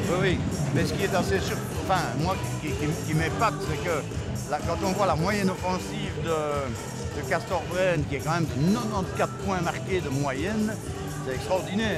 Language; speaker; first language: French; native; French